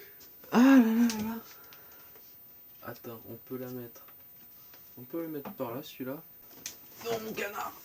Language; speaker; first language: French; native; French